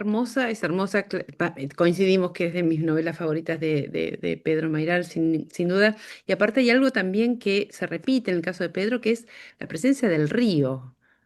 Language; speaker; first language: Spanish; native; Spanish